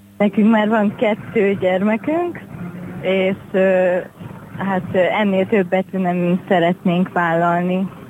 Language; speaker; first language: Hungarian; native; Hungarian